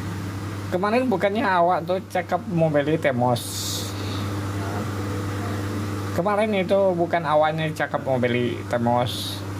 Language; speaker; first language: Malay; non-native, local second language; Hakka Chinese